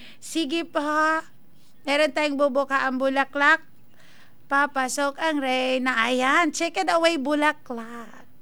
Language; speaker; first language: Filipino; non-native, local second language; Hiligaynon